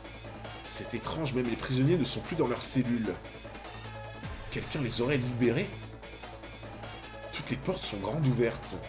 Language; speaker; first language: French; native; French